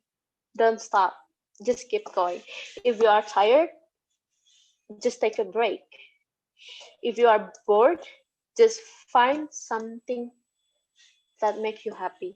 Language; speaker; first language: English; non-native, fluent; Indonesian